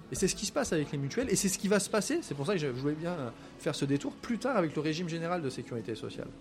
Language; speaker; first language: French; native; French